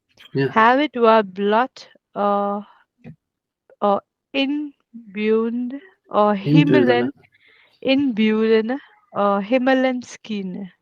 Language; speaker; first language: Danish; non-native, learner; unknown